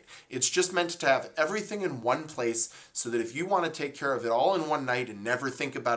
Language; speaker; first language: English; native; English